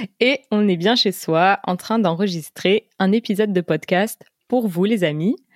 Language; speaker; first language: French; native; French